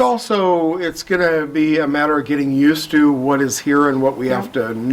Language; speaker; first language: English; native; English